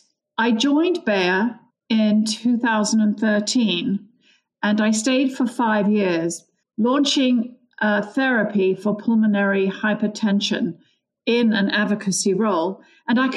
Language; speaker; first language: English; native; English